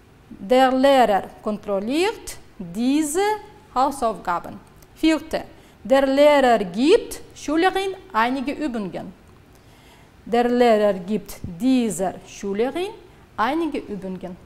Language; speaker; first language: German; non-native, fluent; Uzbek